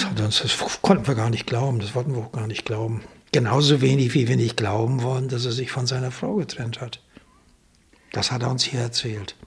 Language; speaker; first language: German; native; German